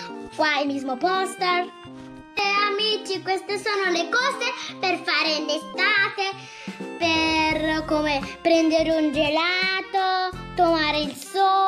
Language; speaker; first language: Italian; early bilingual, other home language; Spanish